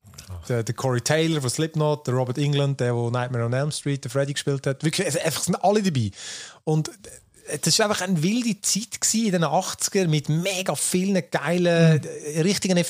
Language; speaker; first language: German; native; German